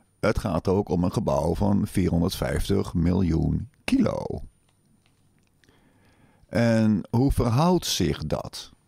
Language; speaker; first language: Dutch; native; Dutch